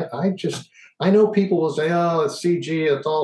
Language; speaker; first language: English; native; English